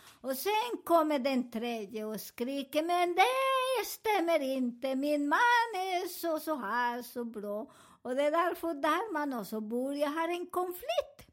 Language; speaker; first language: Swedish; non-native, fluent; Spanish